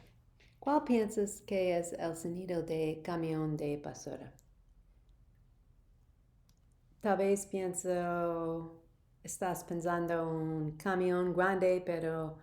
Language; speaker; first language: Spanish; non-native, learner; English